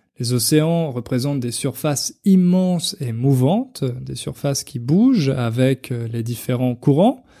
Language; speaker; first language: French; native; French